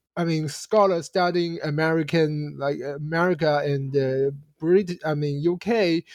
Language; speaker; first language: English; non-native, fluent; Chinese